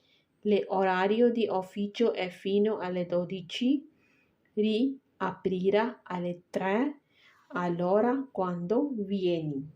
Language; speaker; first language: Italian; non-native, learner; Urdu